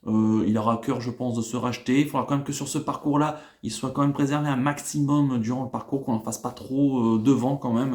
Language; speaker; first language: French; native; French